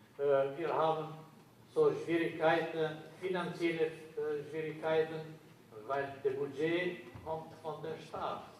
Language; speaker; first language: German; non-native, learner; Albanian